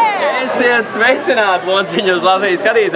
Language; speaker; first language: Latvian; early bilingual, heritage; English